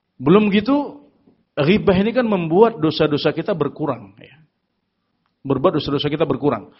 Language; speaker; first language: Indonesian; native; Indonesian